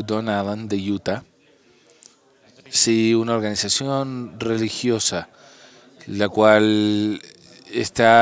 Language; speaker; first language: Spanish; non-native, fluent; English